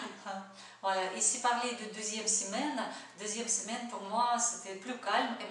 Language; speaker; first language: French; non-native, learner; Russian